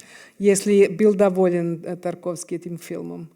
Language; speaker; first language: Russian; non-native, fluent; Serbian